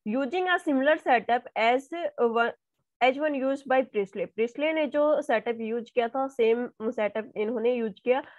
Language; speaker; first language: Hindi; native; Hindi